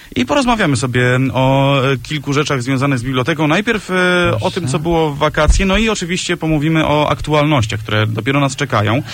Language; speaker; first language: Polish; native; Polish